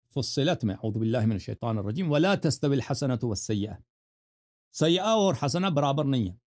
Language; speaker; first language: Urdu; non-native, fluent; Persian